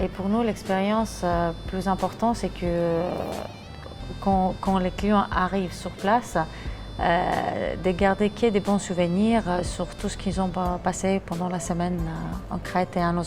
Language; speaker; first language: French; non-native, fluent; Greek